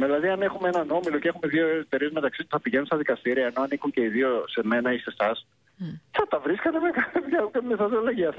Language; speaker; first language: Greek; native; Greek